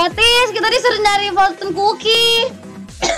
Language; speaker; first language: Indonesian; native; Indonesian